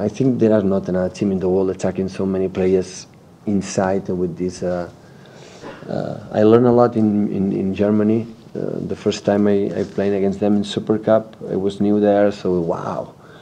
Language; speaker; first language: English; non-native, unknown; Catalan